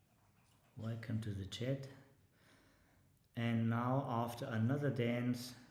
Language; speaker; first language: English; non-native, fluent; German